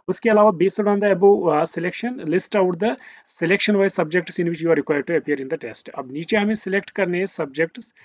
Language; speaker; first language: Hindi; native; Hindi